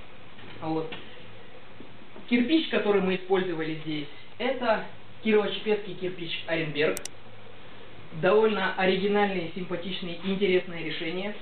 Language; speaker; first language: Russian; native; Russian